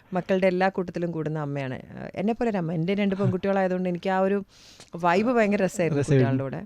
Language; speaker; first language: Malayalam; native; Malayalam